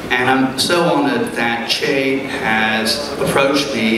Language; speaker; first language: English; early bilingual, other home language; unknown